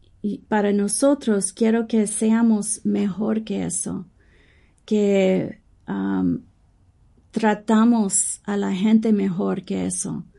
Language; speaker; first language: Spanish; non-native, fluent; English